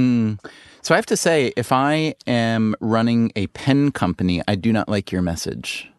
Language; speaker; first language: English; native; English